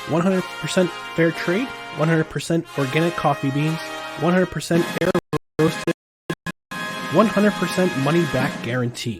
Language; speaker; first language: English; native; English